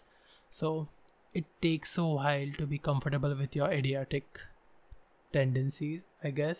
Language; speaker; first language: English; non-native, local second language; Marathi